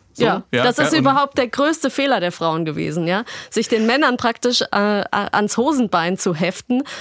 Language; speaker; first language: German; native; German